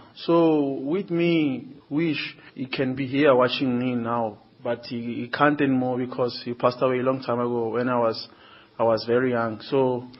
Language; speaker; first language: English; non-native, learner; Portuguese